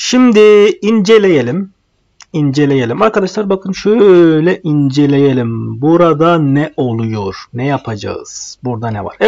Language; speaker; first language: Turkish; non-native, fluent; Arabic